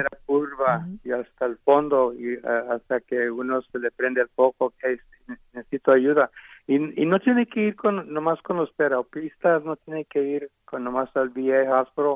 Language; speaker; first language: Spanish; early bilingual, heritage; Spanish